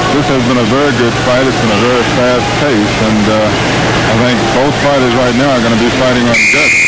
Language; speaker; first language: English; native; English